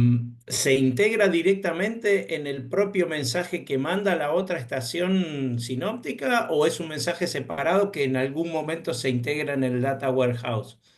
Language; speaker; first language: Spanish; native; Spanish